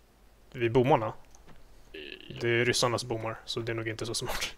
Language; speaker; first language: Swedish; native; Swedish